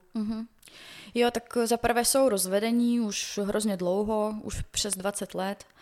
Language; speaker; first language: Czech; non-native, fluent; Ukrainian